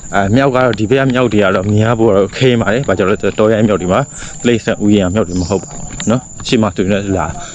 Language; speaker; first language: Burmese; native; Burmese